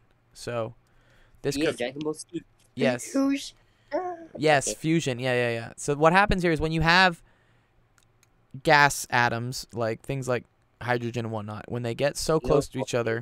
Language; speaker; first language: English; native; English